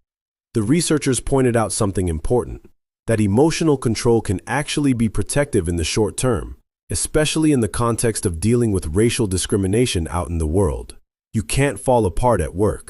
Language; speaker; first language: English; native; English